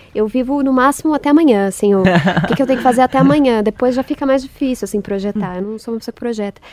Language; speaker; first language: Portuguese; native; Portuguese